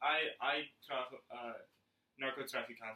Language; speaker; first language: Spanish; non-native, learner; English